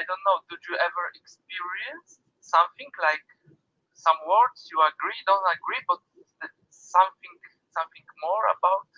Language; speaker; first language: English; non-native, learner; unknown